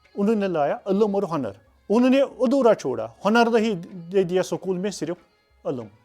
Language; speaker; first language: Urdu; non-native, local second language; Kashmiri